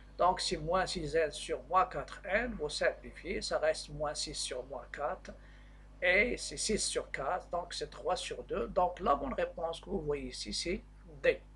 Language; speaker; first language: French; non-native, local second language; Arabic